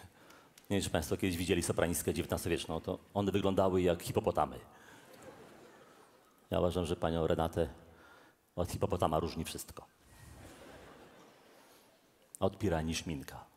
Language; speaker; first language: Polish; native; Polish